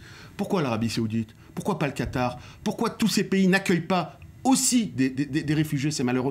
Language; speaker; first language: French; native; French